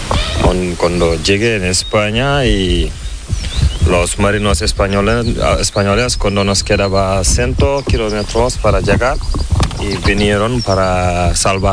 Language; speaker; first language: Spanish; non-native, learner; Fula